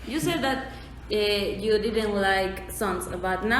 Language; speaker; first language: English; non-native, learner; Spanish